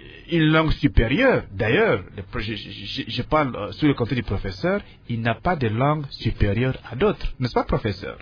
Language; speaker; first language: French; non-native, local second language; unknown